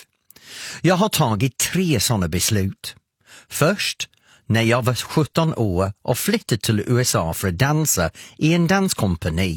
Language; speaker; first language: Swedish; non-native, fluent; English